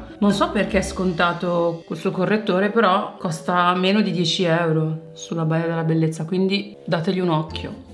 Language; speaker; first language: Italian; native; Italian